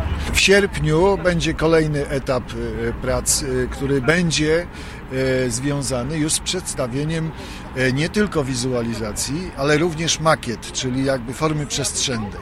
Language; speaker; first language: Polish; native; Polish